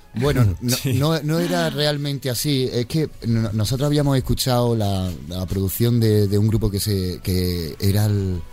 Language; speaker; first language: Spanish; native; Spanish